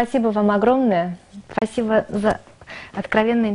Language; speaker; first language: Russian; native; Russian